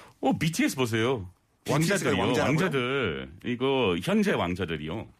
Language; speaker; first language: Korean; non-native, learner; English